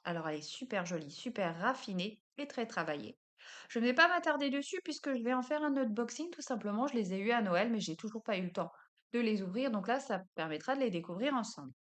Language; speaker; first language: French; native; French